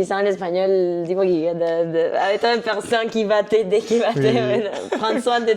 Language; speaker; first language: French; non-native, fluent; Spanish